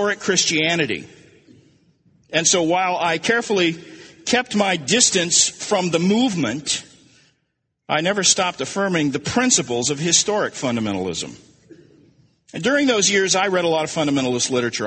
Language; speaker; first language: English; native; English